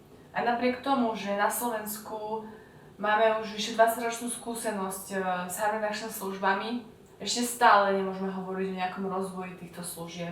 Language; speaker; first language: Slovak; native; Slovak